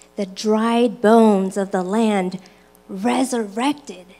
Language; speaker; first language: English; early bilingual, other home language; Chinese